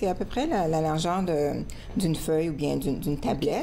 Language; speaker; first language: French; native; French